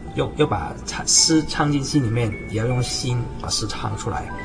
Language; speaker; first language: Chinese; non-native, local second language; Cantonese